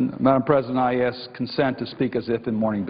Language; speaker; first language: English; native; English